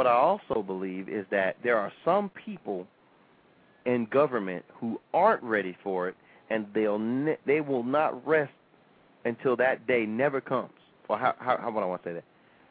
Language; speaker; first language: English; native; English